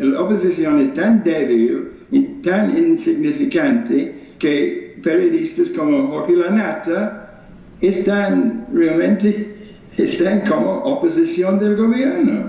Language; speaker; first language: Spanish; non-native, fluent; English